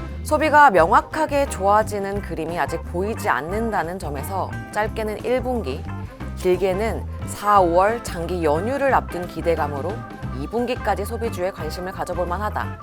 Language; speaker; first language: Korean; native; Korean